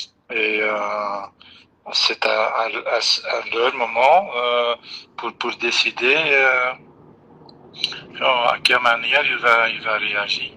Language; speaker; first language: French; non-native, fluent; Dutch